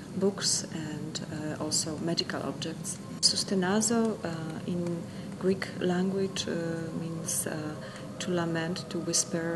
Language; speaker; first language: English; non-native, fluent; Polish